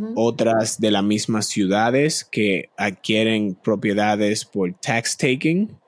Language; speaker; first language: Spanish; native; Spanish